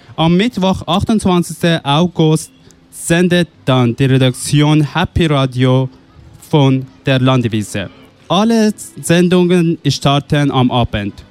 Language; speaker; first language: German; non-native, fluent; Persian